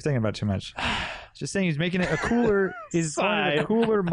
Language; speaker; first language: English; native; English